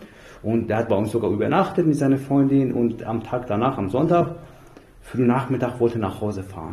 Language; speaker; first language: German; non-native, fluent; Persian